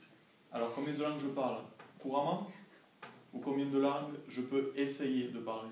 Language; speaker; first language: French; native; French